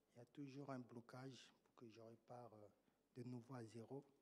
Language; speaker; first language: French; native; French